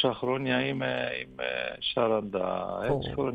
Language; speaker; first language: Greek; non-native, fluent; Armenian